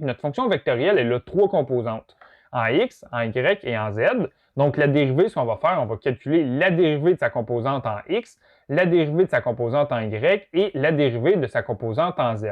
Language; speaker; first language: French; native; French